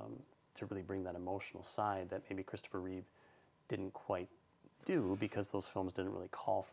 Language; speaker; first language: English; native; English